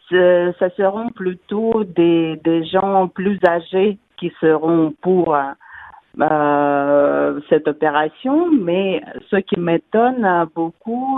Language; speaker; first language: French; non-native, fluent; Russian